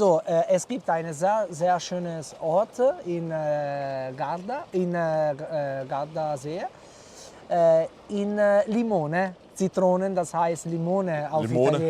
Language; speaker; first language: German; non-native, fluent; Italian